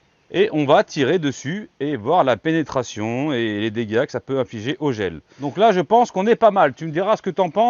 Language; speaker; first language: French; native; French